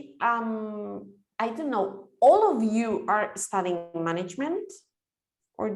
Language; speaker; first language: English; non-native, fluent; Spanish